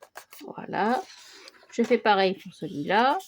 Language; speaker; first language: French; native; French